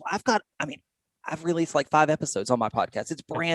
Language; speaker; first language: English; native; English